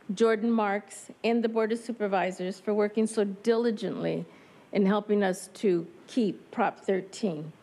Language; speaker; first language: English; native; English